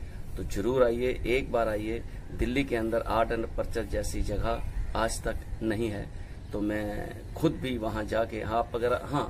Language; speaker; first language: Hindi; native; Hindi